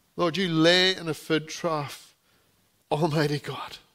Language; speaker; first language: English; native; English